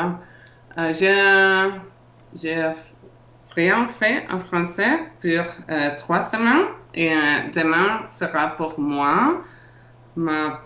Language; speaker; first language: French; non-native, learner; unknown